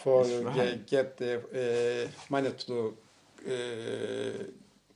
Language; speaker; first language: English; non-native, learner; Turkish